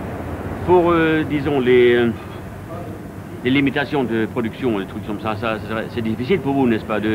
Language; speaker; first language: French; non-native, fluent; Swedish